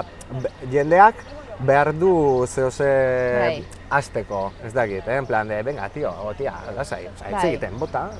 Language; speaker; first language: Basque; non-native, fluent; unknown